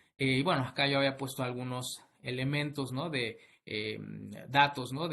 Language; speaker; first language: Spanish; native; Spanish